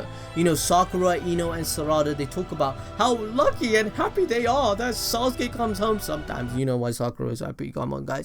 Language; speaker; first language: English; native; English